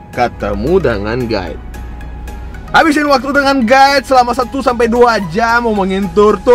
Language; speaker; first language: Indonesian; non-native, fluent; Russian